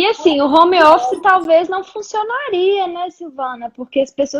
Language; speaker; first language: Portuguese; native; Portuguese